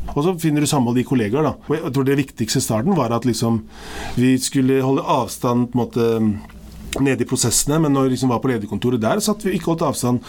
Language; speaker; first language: Norwegian; early bilingual, other home language; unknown